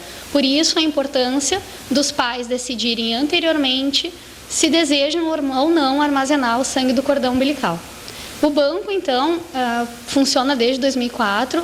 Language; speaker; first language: Portuguese; native; Portuguese